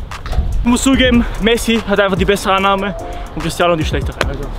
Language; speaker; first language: German; native; German